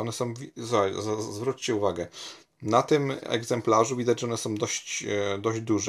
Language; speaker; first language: Polish; native; Polish